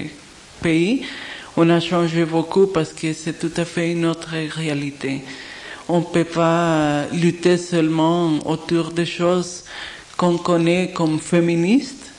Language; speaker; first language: French; non-native, fluent; Spanish